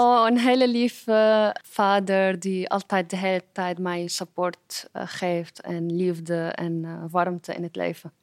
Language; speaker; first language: Dutch; non-native, fluent; Arabic